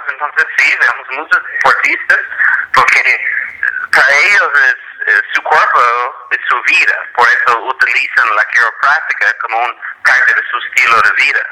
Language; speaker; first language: Spanish; non-native, fluent; English